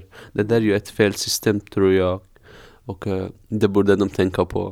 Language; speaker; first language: Swedish; non-native, fluent; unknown